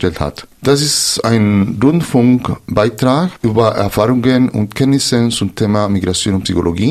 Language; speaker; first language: German; non-native, fluent; Spanish